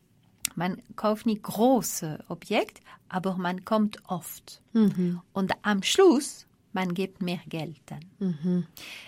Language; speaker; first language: German; non-native, fluent; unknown